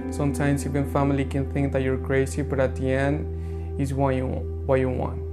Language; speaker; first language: English; non-native, fluent; Spanish